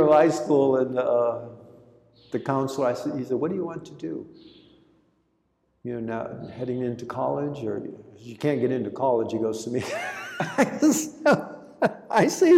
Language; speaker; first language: English; early bilingual, other home language; Greek